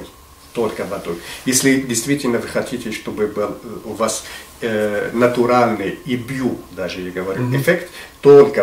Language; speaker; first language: Russian; non-native, fluent; Arabic